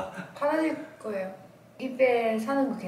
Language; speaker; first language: Korean; non-native, learner; Japanese